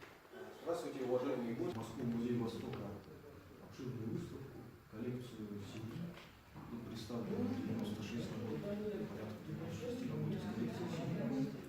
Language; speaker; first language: Russian; native; Russian